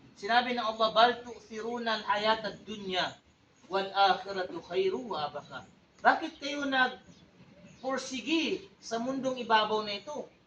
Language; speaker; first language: Filipino; non-native, local second language; Tausug